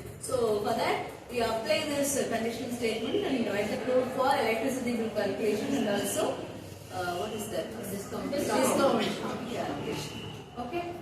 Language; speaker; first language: English; non-native, local second language; Tamil